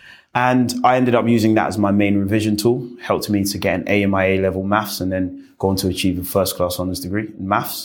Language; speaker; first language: English; native; English